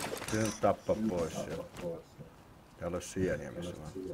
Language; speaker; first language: Finnish; native; Finnish